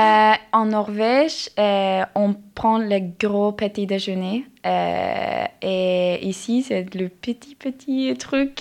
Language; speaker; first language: French; non-native, learner; Norwegian